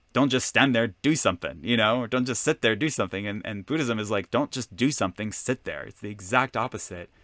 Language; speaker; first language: English; non-native, fluent; Hebrew